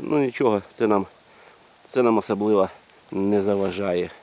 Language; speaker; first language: Ukrainian; native; Ukrainian